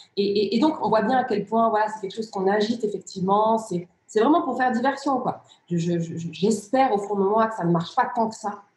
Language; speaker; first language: French; early bilingual, other home language; Riffian